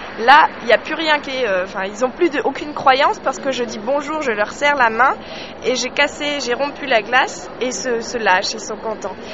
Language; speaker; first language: French; native; French